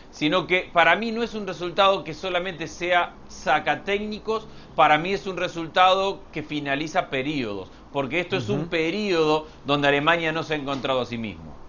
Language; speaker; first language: Spanish; native; Spanish